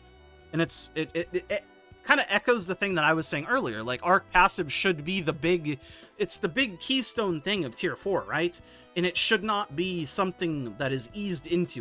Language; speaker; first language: English; native; English